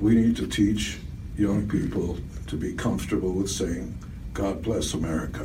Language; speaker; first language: English; non-native, fluent; Hebrew